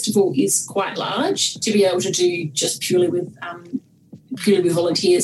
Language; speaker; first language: English; native; English